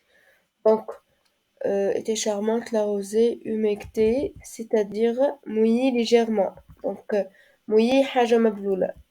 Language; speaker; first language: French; non-native, local second language; Arabic